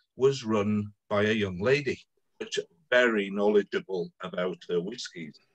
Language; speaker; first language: English; native; English